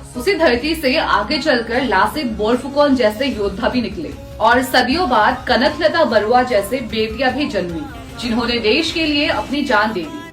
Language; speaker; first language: Hindi; non-native, local second language; Assamese